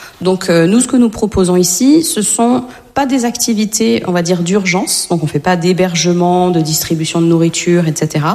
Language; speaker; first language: French; native; French